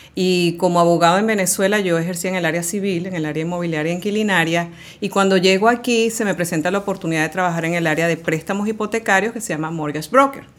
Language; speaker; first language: Spanish; native; Spanish